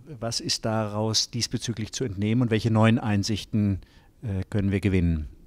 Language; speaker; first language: German; native; German